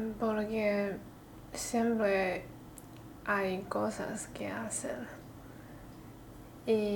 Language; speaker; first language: Spanish; non-native, learner; Chinese